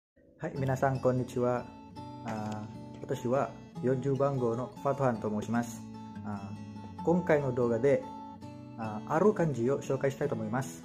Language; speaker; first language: Japanese; non-native, learner; Indonesian